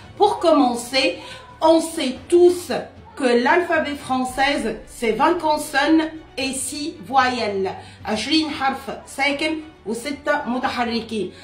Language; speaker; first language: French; non-native, local second language; Arabic